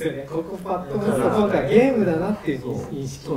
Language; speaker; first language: Japanese; native; Japanese